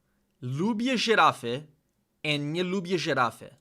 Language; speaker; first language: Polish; non-native, learner; English